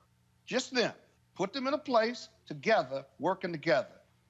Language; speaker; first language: English; native; English